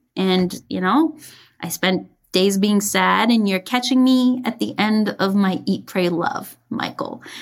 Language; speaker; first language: English; early bilingual, other home language; Persian